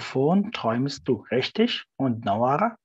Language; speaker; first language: German; non-native, learner; Arabic